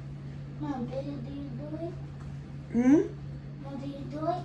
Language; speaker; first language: Russian; early bilingual, other home language; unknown